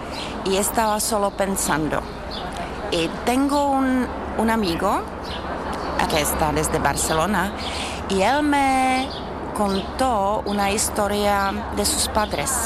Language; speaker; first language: Spanish; non-native, fluent; Czech